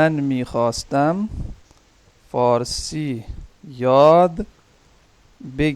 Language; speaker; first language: Persian; non-native, learner; Urdu